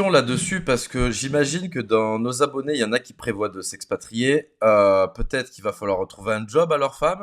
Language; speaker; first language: French; native; French